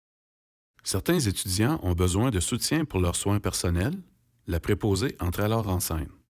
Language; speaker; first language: French; native; French